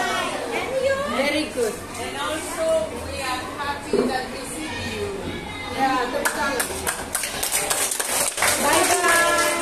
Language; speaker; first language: English; non-native, learner; Indonesian